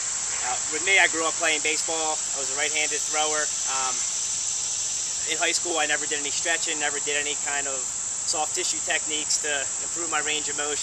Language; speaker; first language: English; native; English